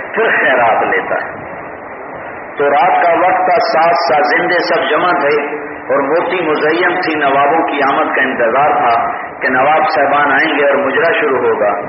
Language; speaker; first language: Urdu; non-native, local second language; Punjabi